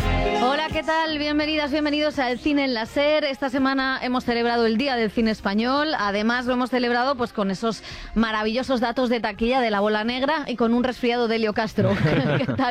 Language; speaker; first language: Spanish; native; Spanish